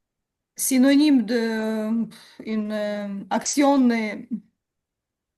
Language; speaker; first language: French; non-native, learner; Ukrainian